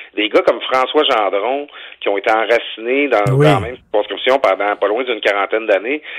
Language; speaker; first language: French; native; French